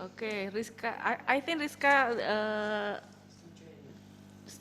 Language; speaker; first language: English; non-native, fluent; Indonesian